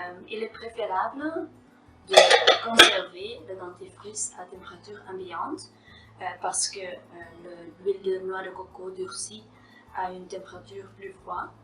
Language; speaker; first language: French; non-native, fluent; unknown